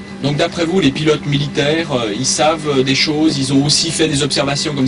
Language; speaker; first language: French; native; French